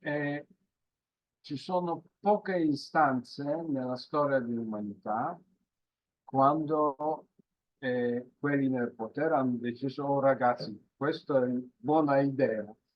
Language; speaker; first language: Italian; non-native, fluent; Polish